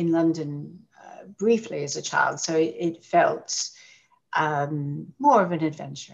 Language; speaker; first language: English; native; English